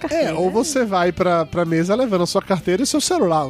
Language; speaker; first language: Portuguese; native; Portuguese